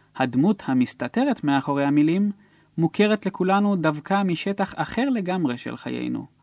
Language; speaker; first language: Hebrew; non-native, fluent; Polish